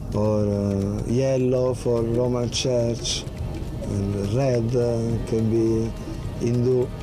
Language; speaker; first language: English; non-native, learner; Italian